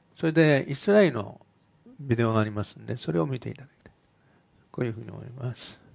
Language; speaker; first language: Japanese; native; Japanese